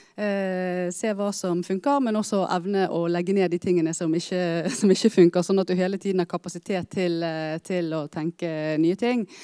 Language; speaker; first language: Norwegian; native; Norwegian